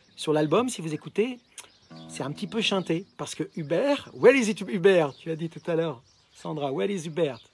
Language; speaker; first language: French; native; French